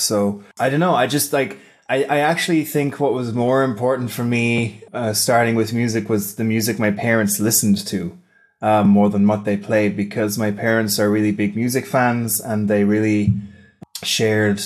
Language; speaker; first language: English; native; English